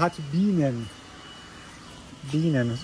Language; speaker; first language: German; non-native, fluent; Italian